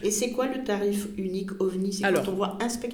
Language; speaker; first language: French; native; French